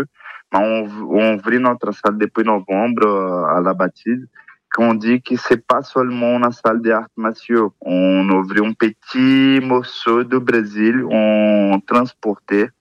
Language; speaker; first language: French; non-native, fluent; Portuguese